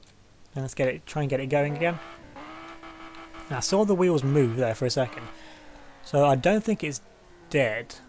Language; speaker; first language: English; native; English